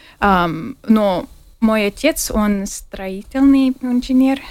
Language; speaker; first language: Russian; non-native, learner; English